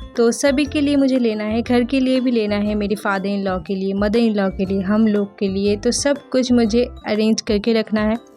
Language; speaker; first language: Hindi; non-native, local second language; Bangla